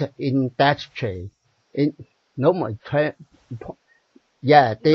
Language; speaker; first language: English; non-native, learner; Chinese